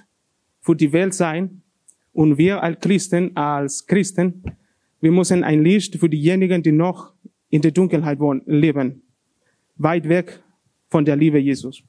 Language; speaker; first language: German; non-native, learner; Spanish